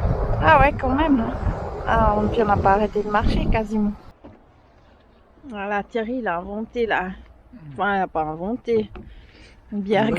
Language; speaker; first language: French; native; French